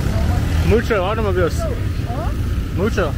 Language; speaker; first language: Spanish; non-native, learner; English